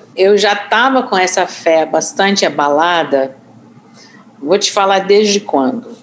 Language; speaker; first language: Portuguese; non-native, fluent; English